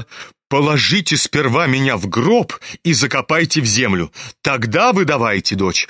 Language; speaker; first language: Russian; native; Russian